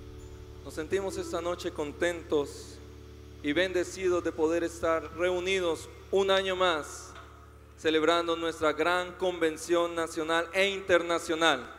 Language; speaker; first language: Spanish; native; Spanish